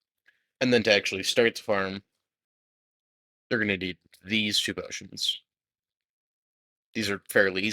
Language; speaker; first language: English; native; English